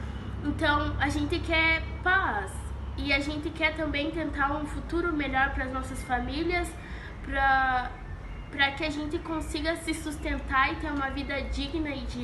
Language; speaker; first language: Portuguese; non-native, fluent; Haitian Creole